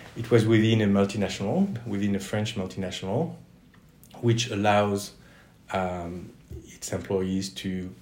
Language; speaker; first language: English; non-native, fluent; French